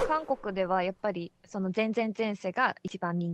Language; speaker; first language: Japanese; native; Japanese